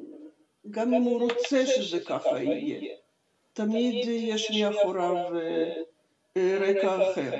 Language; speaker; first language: Hebrew; non-native, fluent; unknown